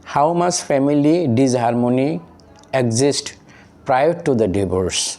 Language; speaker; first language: English; non-native, local second language; Bangla